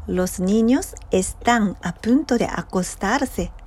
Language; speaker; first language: Spanish; non-native, learner; Japanese